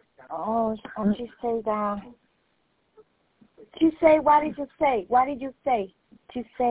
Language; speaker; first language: English; non-native, learner; Spanish